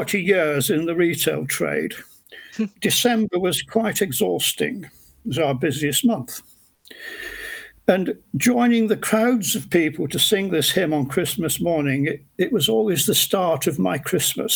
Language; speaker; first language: English; native; English